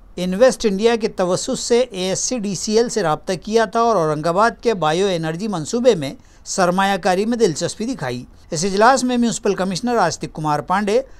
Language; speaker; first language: Urdu; native; Urdu